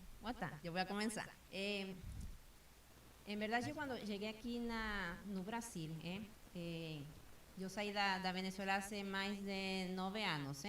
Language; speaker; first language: Portuguese; non-native, fluent; Spanish